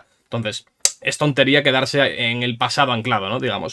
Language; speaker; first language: Spanish; native; Spanish